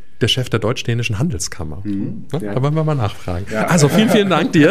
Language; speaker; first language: German; native; German